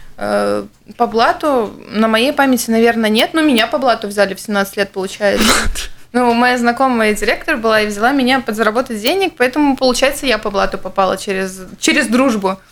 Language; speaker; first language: Russian; native; Russian